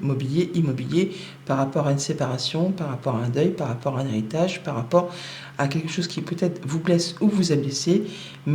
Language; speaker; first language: French; native; French